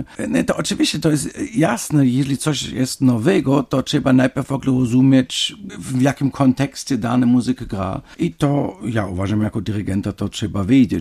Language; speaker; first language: Polish; non-native, fluent; German